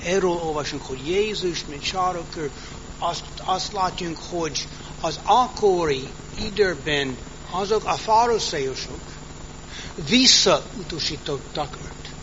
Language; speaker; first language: Hungarian; early bilingual, heritage; English